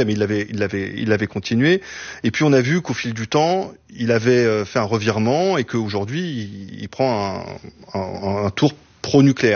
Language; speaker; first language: French; native; French